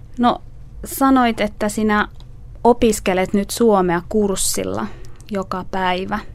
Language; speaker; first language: Finnish; native; Finnish